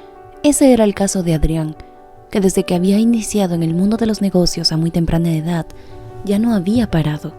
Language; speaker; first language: Spanish; native; Spanish